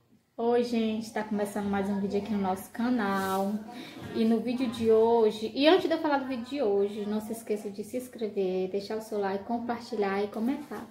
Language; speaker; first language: Portuguese; native; Portuguese